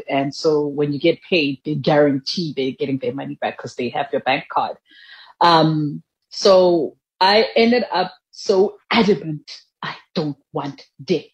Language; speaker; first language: English; non-native, local second language; Tswana